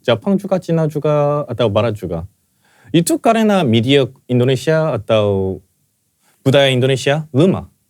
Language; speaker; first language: Indonesian; non-native, fluent; Korean